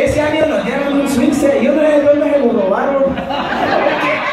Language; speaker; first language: Spanish; early bilingual, other home language; English